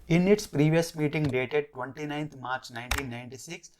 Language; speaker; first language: English; non-native, local second language; Telugu